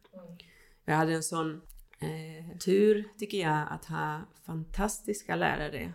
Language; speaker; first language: Swedish; non-native, fluent; Spanish